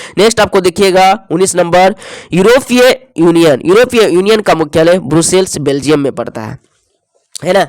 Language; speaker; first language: Hindi; native; Hindi